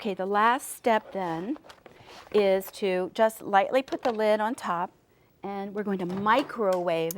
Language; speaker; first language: English; native; English